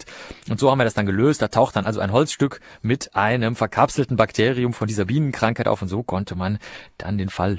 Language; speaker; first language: German; native; German